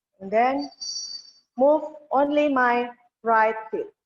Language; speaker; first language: English; non-native, learner; Indonesian